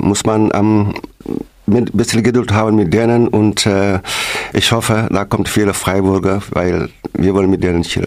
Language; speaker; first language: German; non-native, learner; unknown